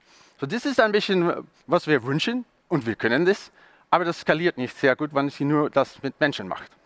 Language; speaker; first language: German; non-native, learner; Dutch